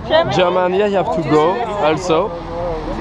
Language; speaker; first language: English; non-native, learner; French